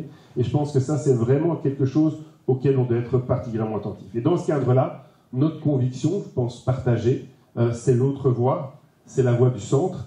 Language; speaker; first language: French; native; French